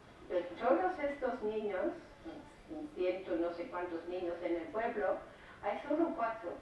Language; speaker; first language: Spanish; non-native, fluent; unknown